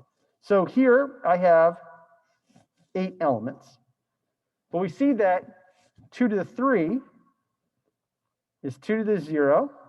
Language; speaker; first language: English; native; English